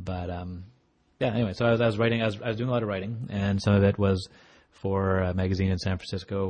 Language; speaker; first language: English; native; English